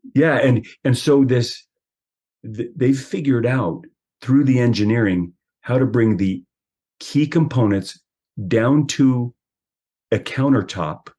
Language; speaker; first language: English; native; English